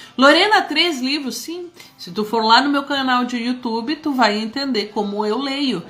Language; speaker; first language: Portuguese; early bilingual, other home language; Spanish